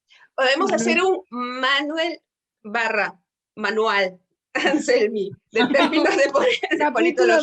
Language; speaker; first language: Spanish; native; Spanish